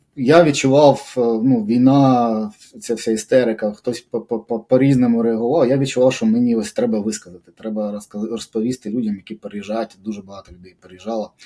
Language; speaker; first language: Ukrainian; non-native, local second language; Russian